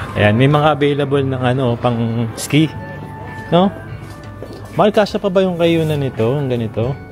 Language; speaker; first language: Filipino; native; Filipino